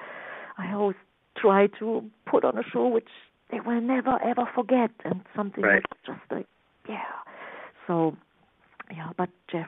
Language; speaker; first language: English; non-native, fluent; German